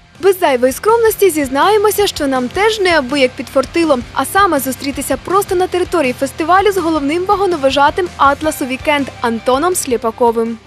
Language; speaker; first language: Ukrainian; native; Ukrainian